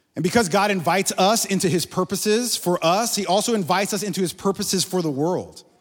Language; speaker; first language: English; native; English